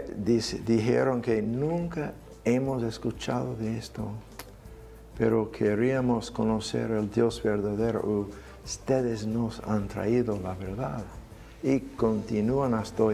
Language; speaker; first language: Spanish; non-native, fluent; English